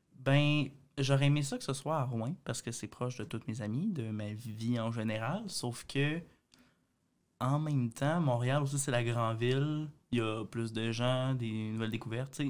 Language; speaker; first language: French; native; French